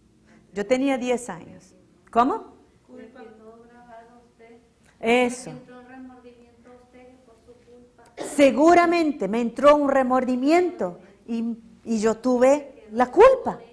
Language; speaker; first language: Spanish; non-native, fluent; Portuguese